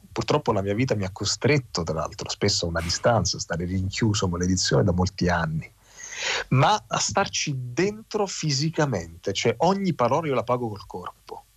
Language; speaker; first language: Italian; native; Italian